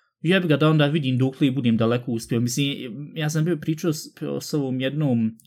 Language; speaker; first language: Bosnian; early bilingual, heritage; Bosnian